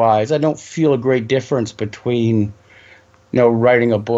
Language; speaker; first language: English; native; English